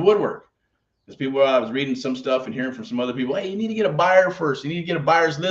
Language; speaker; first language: English; native; English